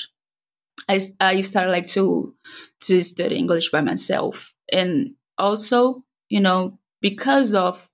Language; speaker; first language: English; non-native, fluent; Portuguese